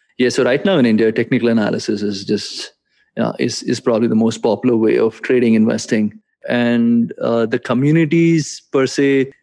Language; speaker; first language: English; non-native, local second language; Hindi